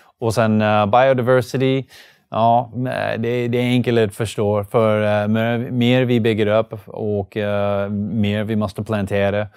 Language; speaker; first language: Swedish; non-native, learner; English